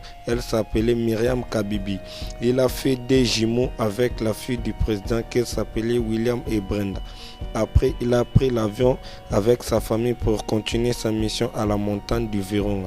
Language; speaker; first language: French; non-native, learner; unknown